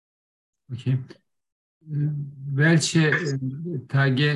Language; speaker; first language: German; non-native, learner; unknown